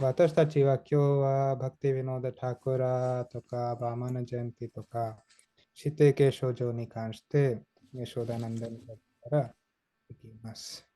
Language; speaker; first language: Japanese; non-native, fluent; Hindi